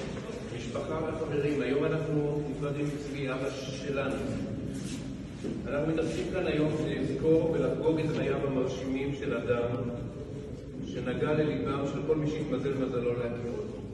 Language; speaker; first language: Hebrew; native; Hebrew